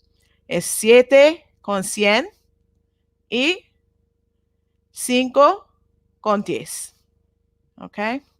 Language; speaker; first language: Spanish; non-native, learner; Japanese